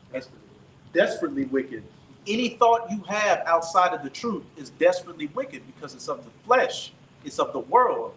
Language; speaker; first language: English; native; English